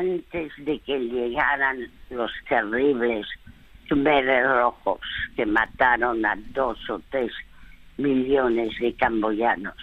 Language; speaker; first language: Spanish; early bilingual, other home language; French